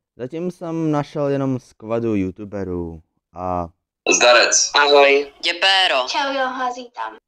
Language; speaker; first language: Czech; early bilingual, other home language; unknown